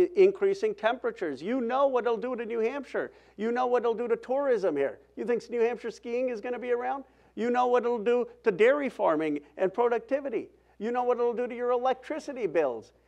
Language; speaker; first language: English; native; English